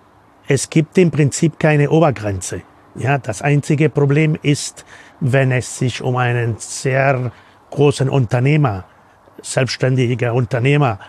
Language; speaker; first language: German; non-native, fluent; Spanish